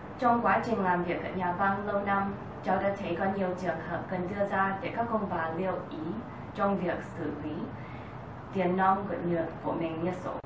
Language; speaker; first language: Vietnamese; early bilingual, heritage; Vietnamese